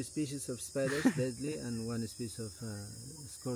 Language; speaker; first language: English; non-native, fluent; Spanish